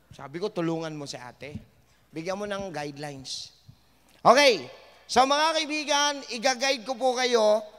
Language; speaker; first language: Filipino; native; Filipino